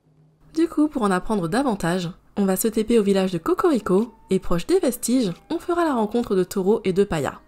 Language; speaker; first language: French; native; French